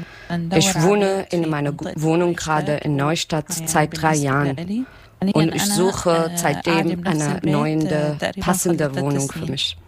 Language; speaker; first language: German; non-native, learner; Arabic